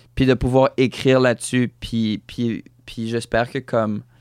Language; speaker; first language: French; native; French